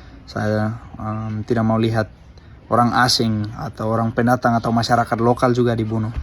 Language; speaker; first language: Indonesian; early bilingual, other home language; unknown